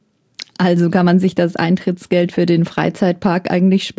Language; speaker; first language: German; native; German